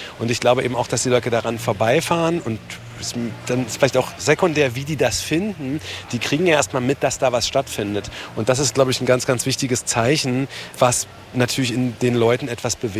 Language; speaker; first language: German; native; German